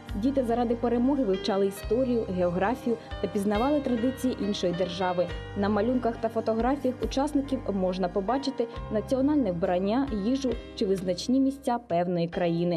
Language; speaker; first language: Ukrainian; native; Ukrainian